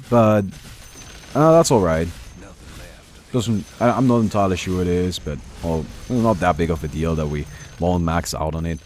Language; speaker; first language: English; non-native, fluent; German